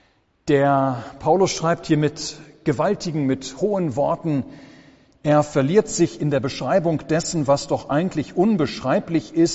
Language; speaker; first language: German; native; German